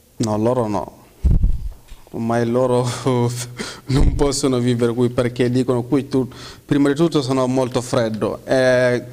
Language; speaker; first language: Italian; non-native, fluent; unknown